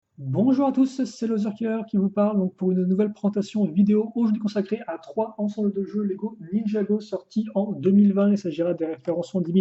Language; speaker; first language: French; native; French